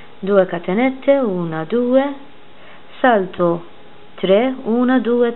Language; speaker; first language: Italian; non-native, fluent; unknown